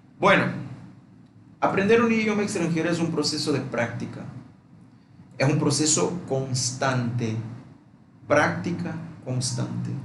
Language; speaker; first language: Spanish; non-native, fluent; Portuguese